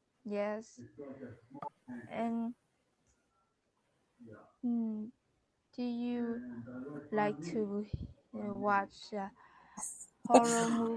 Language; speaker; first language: English; non-native, learner; Vietnamese